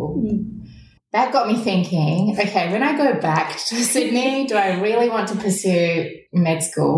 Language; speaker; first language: English; native; English